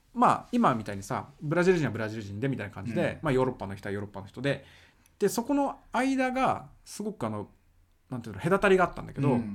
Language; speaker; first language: Japanese; early bilingual, other home language; Portuguese